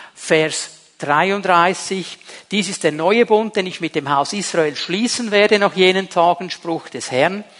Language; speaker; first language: German; native; German